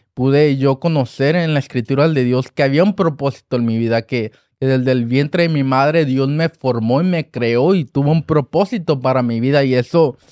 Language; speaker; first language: Spanish; early bilingual, heritage; Spanish